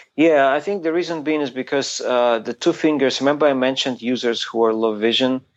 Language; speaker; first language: English; non-native, fluent; Ukrainian